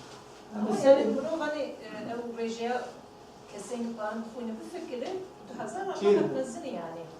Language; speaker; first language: Turkish; non-native, local second language; Kurdish